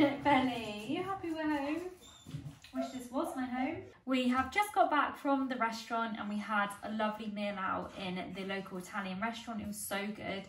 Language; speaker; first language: English; native; English